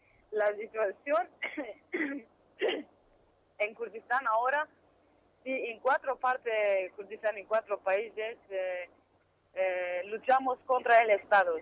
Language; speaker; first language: Spanish; non-native, learner; Kurdish